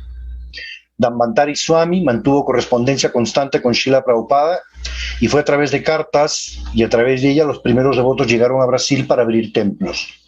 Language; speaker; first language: Spanish; native; Spanish